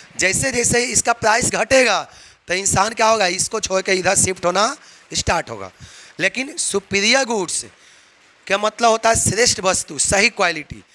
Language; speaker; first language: Hindi; native; Hindi